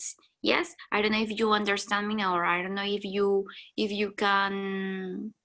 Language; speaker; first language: English; non-native, learner; Spanish